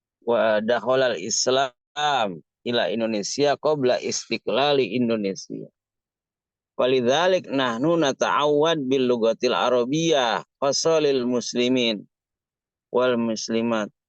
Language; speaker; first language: Arabic; non-native, fluent; Indonesian